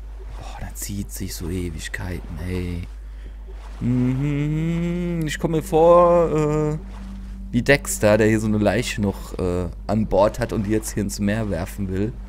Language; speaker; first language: German; native; German